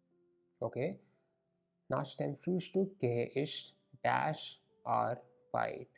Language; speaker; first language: German; non-native, learner; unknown